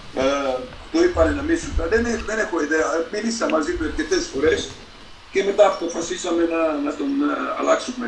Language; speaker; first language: Greek; non-native, fluent; Serbian